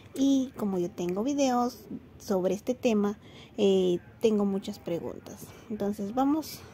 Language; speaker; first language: Spanish; native; Spanish